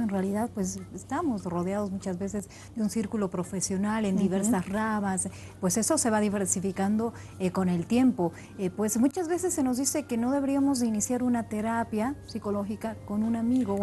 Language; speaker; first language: Spanish; native; Spanish